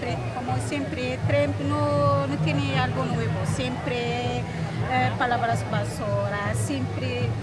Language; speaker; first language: Spanish; non-native, learner; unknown